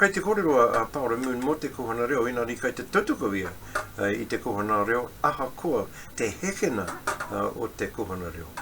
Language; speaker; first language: Māori; non-native, local second language; English